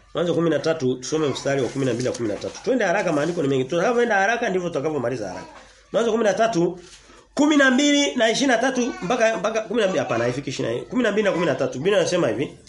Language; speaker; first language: Swahili; native; Swahili